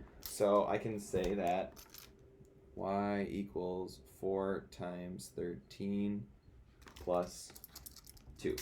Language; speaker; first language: English; native; English